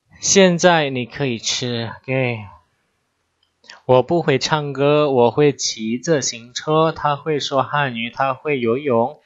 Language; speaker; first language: Chinese; non-native, fluent; Indonesian